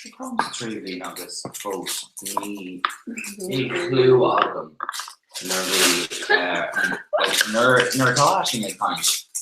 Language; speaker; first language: Irish; non-native, local second language; English